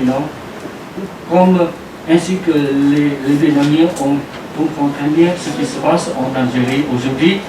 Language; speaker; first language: French; non-native, learner; Vietnamese